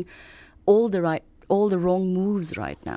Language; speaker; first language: English; non-native, local second language; Urdu